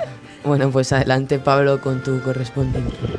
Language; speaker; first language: Spanish; native; Spanish